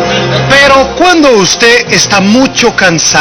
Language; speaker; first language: Spanish; non-native, learner; Portuguese